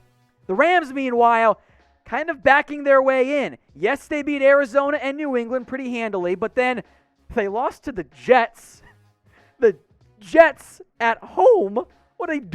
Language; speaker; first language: English; native; English